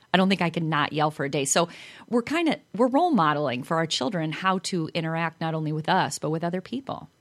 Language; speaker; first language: English; native; English